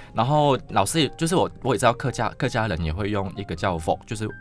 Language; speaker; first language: Chinese; non-native, local second language; Cantonese